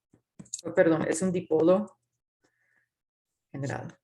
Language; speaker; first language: Spanish; non-native, fluent; English